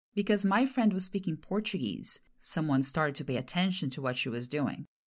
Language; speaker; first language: English; non-native, fluent; Portuguese